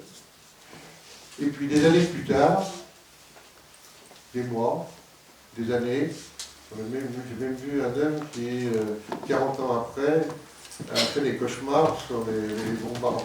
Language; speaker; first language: French; native; French